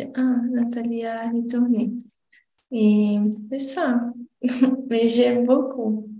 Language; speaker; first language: French; non-native, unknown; Portuguese